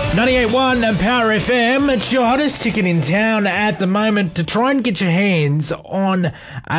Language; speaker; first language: English; native; English